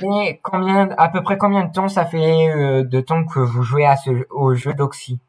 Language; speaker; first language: French; native; French